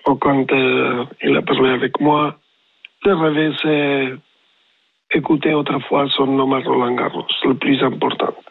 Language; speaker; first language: French; non-native, learner; Spanish